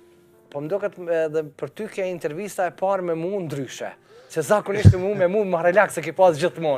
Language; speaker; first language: Albanian; native; Albanian